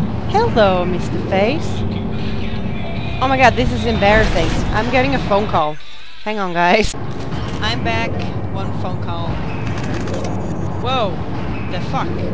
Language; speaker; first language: English; non-native, fluent; Swedish